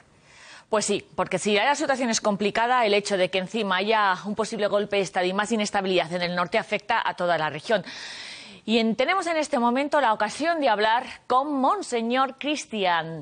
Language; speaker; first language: Spanish; native; Spanish